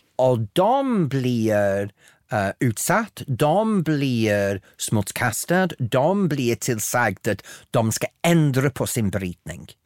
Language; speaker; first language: Swedish; non-native, fluent; English